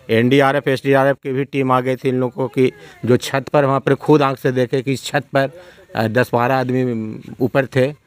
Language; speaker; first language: Hindi; native; Hindi